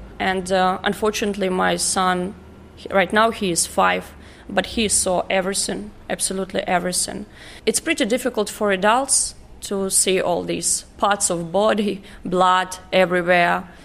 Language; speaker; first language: English; non-native, fluent; Ukrainian